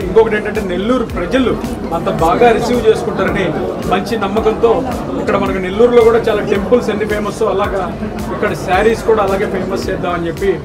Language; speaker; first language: Telugu; native; Telugu